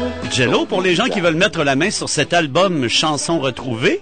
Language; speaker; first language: French; native; French